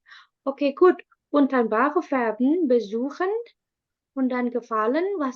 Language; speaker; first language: German; non-native, fluent; Indonesian